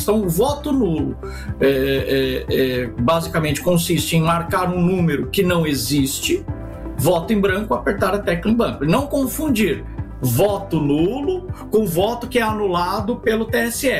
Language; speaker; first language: Portuguese; native; Portuguese